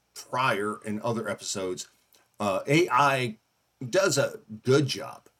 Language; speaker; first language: English; native; English